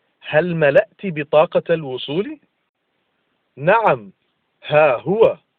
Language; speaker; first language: Arabic; non-native, fluent; English